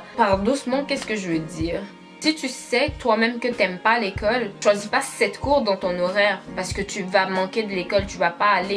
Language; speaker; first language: French; native; French